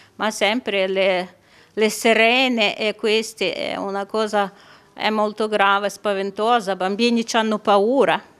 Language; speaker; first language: Italian; non-native, learner; Ukrainian